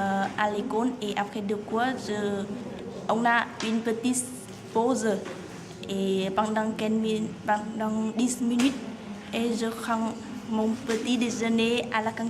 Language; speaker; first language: French; non-native, learner; Vietnamese